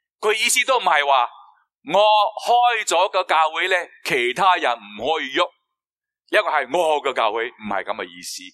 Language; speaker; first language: Cantonese; non-native, fluent; Chinese